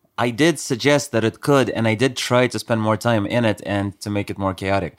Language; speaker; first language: English; non-native, fluent; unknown